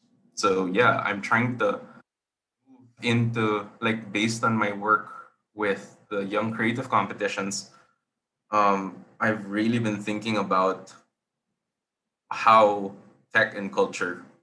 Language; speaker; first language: English; non-native, local second language; Filipino